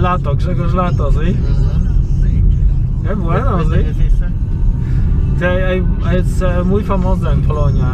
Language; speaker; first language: Spanish; non-native, learner; Polish